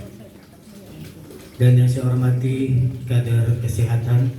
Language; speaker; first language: Indonesian; native; Indonesian